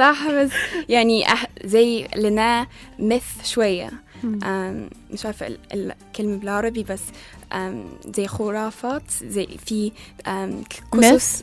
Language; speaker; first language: Arabic; non-native, learner; English